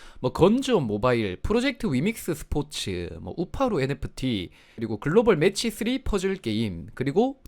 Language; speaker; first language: Korean; native; Korean